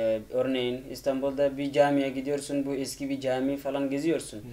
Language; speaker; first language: Turkish; non-native, fluent; Arabic